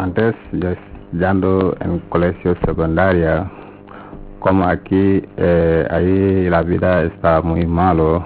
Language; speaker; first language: Spanish; non-native, learner; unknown